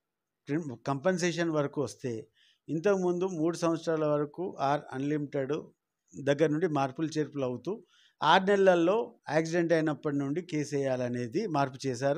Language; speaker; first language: Telugu; native; Telugu